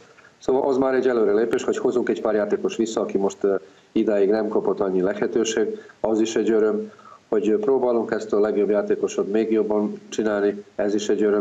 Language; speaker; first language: Hungarian; non-native, fluent; Serbian